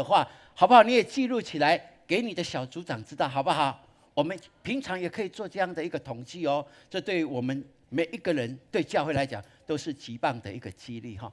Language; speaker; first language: Chinese; native; Chinese